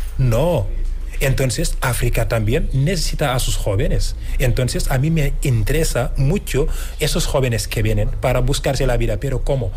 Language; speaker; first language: Spanish; non-native, fluent; Wolof